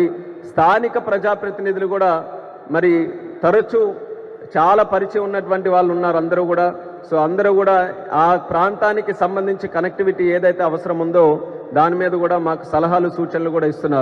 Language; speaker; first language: Telugu; native; Telugu